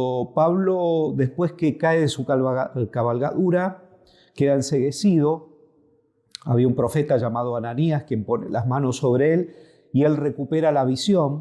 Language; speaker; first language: Spanish; native; Spanish